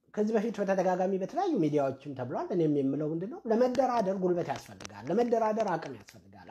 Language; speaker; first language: Amharic; native; Amharic